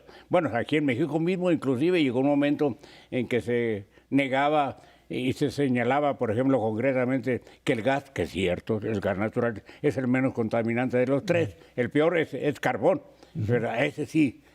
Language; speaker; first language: Spanish; native; Spanish